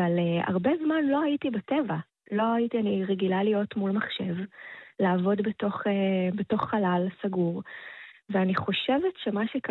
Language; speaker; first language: Hebrew; native; Hebrew